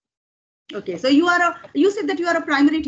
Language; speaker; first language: English; non-native, fluent; Hindi